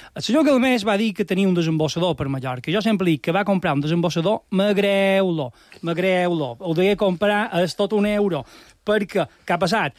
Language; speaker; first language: Catalan; native; Catalan